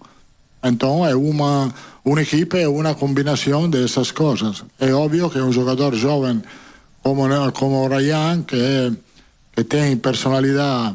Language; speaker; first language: Portuguese; non-native, learner; Italian